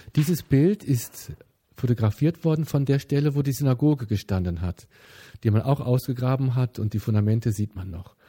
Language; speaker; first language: German; native; German